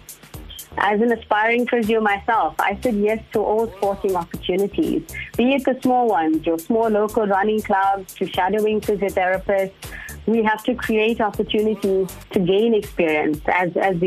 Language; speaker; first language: English; native; English